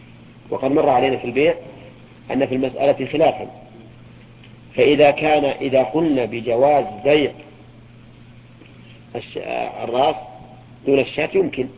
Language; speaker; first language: Arabic; native; Arabic